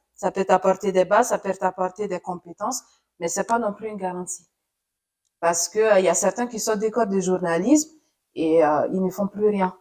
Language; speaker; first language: French; non-native, fluent; Italian